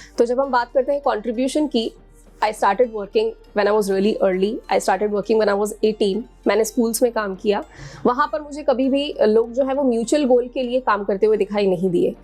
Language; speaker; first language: Hindi; native; Hindi